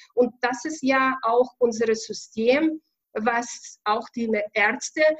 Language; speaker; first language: German; non-native, fluent; Russian